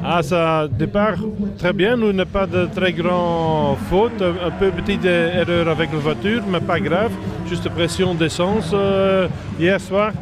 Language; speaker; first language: French; non-native, learner; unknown